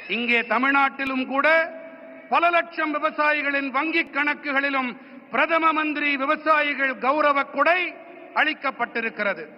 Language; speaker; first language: Tamil; native; Tamil